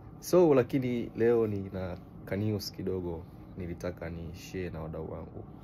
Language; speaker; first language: Swahili; native; Swahili